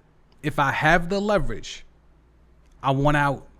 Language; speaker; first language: English; native; English